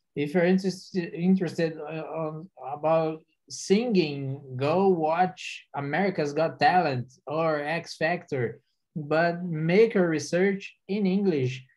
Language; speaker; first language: English; non-native, fluent; Portuguese